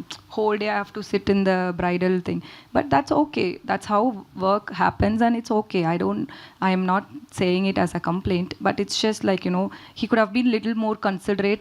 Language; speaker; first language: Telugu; non-native, learner; Tamil